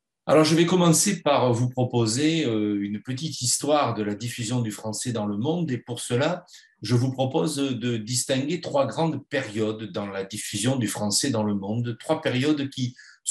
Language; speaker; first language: French; native; French